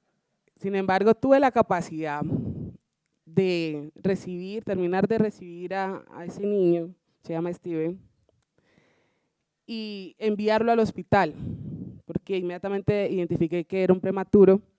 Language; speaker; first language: Spanish; native; Spanish